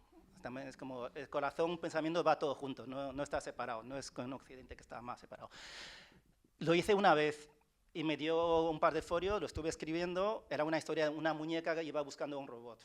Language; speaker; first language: Spanish; early bilingual, other home language; Chinese